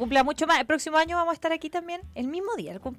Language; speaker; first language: Spanish; native; Spanish